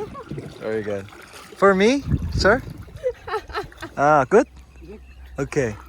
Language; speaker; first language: English; non-native, learner; Korean